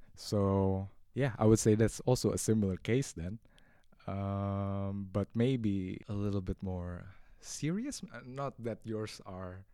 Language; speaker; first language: English; non-native, fluent; Indonesian